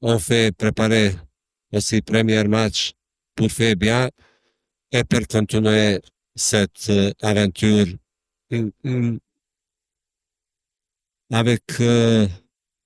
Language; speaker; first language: French; non-native, learner; Croatian